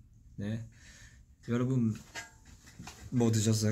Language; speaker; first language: Korean; non-native, fluent; Chinese